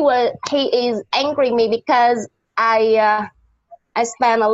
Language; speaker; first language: English; non-native, learner; Vietnamese